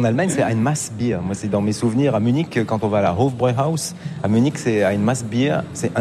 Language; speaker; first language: French; native; French